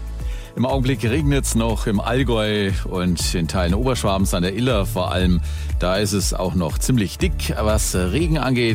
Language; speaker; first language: German; native; German